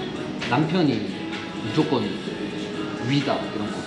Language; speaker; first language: Korean; native; Korean